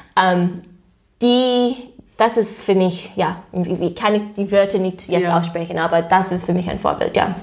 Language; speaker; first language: German; non-native, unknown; English